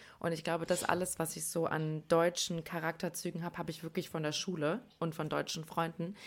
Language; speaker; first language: German; early bilingual, other home language; Persian